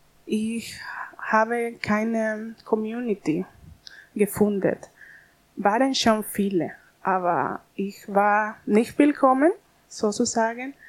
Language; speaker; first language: German; non-native, learner; Spanish